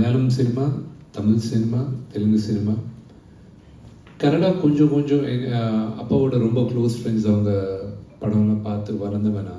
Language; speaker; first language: Tamil; non-native, local second language; Telugu